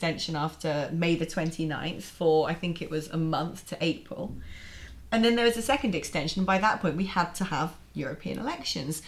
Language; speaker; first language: English; native; English